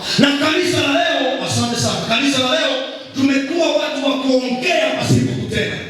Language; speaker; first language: Swahili; non-native, local second language; Nande